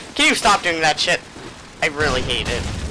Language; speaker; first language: English; native; English